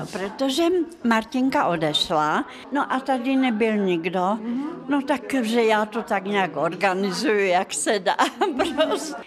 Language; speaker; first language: Czech; non-native, fluent; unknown